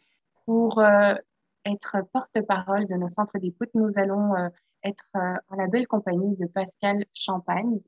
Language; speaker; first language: French; native; French